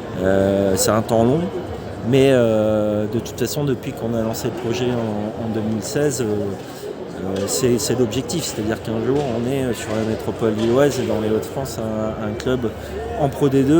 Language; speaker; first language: French; native; French